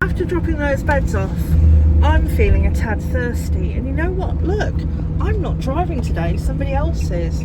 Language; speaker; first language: English; native; English